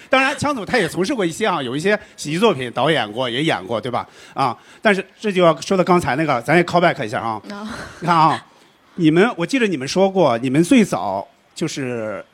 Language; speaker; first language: Chinese; native; Chinese